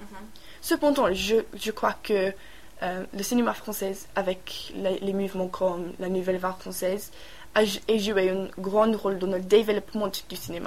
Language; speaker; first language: French; non-native, learner; English